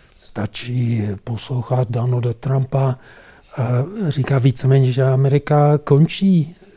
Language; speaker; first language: Czech; non-native, fluent; English